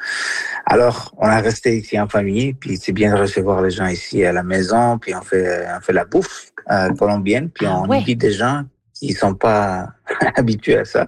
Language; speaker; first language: French; non-native, fluent; Spanish